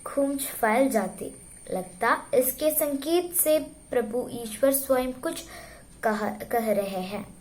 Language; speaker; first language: Hindi; non-native, local second language; Malayalam